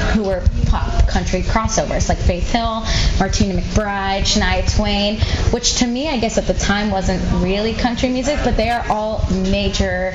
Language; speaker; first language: English; native; English